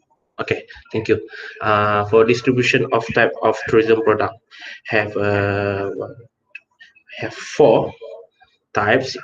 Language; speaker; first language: English; non-native, local second language; Malay